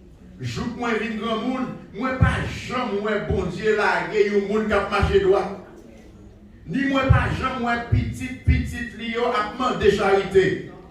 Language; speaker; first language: French; non-native, local second language; Haitian Creole